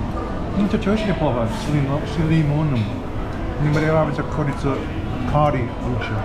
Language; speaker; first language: Russian; non-native, learner; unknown